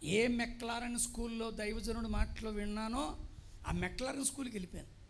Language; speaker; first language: Telugu; non-native, local second language; Tamil